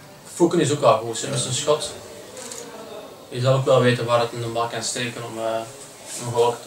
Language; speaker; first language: Dutch; native; Dutch